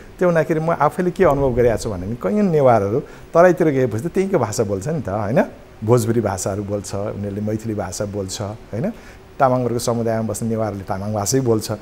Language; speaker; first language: Nepali; non-native, local second language; Newari